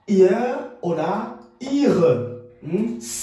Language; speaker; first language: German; non-native, fluent; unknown